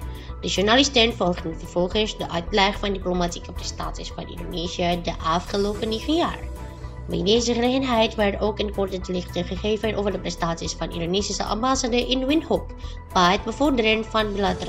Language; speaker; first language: Dutch; non-native, local second language; Indonesian